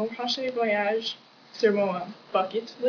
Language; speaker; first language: French; non-native, learner; English